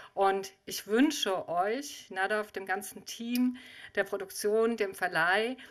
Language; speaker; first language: German; native; German